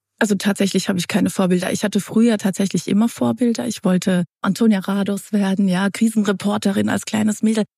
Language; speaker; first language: German; early bilingual, other home language; Romanian